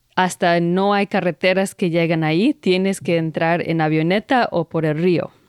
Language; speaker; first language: Spanish; non-native, fluent; English